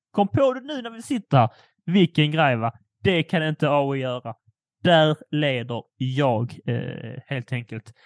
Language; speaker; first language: Swedish; early bilingual, other home language; Polish